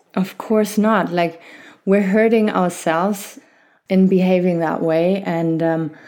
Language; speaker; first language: English; non-native, fluent; German